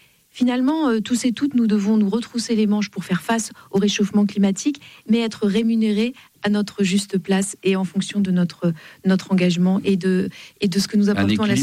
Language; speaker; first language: French; native; French